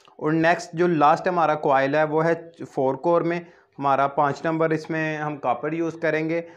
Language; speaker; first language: Urdu; non-native, local second language; Punjabi